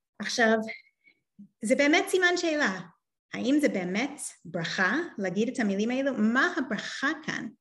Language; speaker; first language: Hebrew; non-native, fluent; English